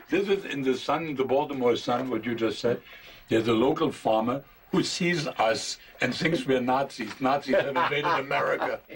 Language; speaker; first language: English; non-native, fluent; German